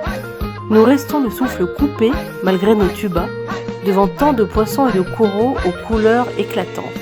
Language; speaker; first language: French; native; French